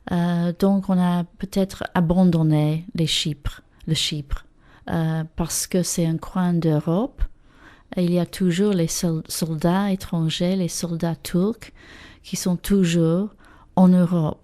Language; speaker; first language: French; non-native, fluent; English